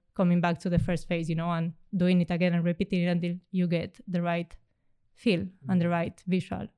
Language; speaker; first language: English; non-native, fluent; Spanish